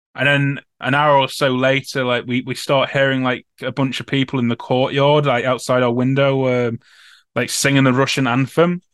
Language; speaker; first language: English; native; English